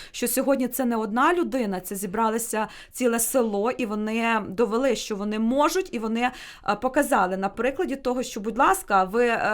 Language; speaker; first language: Ukrainian; native; Ukrainian